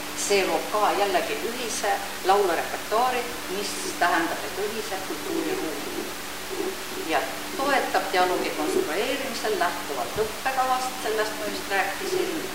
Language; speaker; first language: Estonian; non-native, local second language; Russian